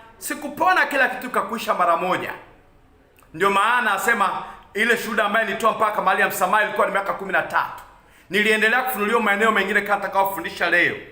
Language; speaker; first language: Swahili; non-native, local second language; Kikuyu